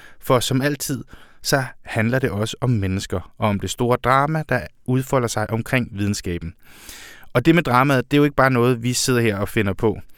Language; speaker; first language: Danish; native; Danish